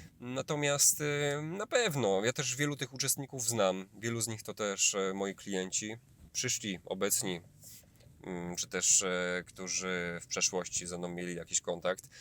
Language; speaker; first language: Polish; native; Polish